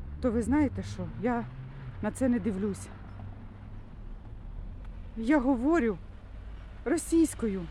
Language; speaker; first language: Ukrainian; non-native, local second language; Russian